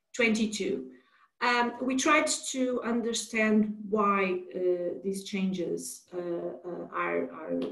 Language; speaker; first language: English; non-native, fluent; Portuguese